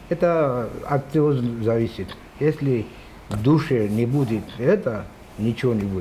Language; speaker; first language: Russian; non-native, local second language; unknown